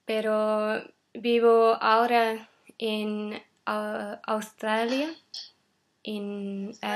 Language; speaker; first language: Spanish; non-native, learner; English